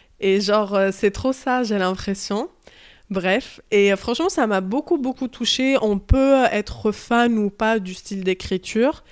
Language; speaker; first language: French; early bilingual, other home language; Arabic